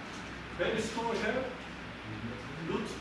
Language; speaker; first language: English; non-native, learner; Korean